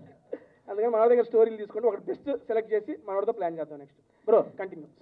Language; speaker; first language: Telugu; native; Telugu